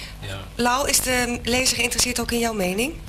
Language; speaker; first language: Dutch; native; Dutch